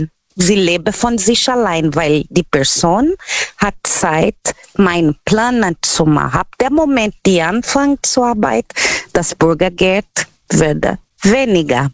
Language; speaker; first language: German; non-native, learner; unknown